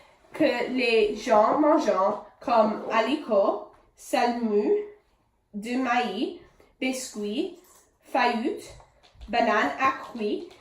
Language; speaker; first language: French; non-native, learner; English